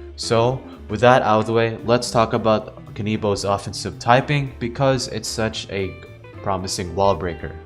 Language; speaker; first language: English; native; English